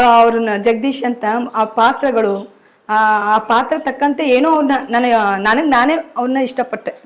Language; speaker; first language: Kannada; native; Kannada